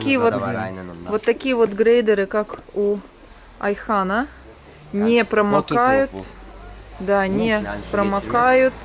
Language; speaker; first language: Russian; native; Russian